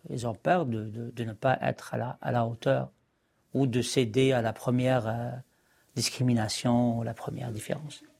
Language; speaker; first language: French; non-native, local second language; Arabic